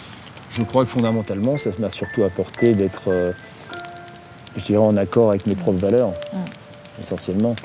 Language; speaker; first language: French; native; French